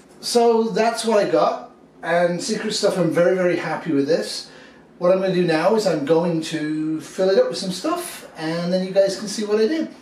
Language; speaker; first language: English; native; English